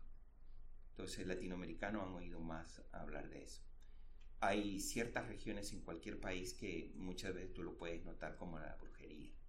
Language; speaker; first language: Spanish; native; Spanish